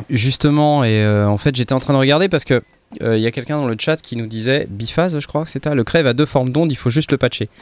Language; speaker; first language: French; native; French